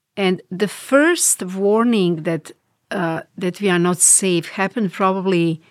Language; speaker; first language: English; non-native, fluent; Bosnian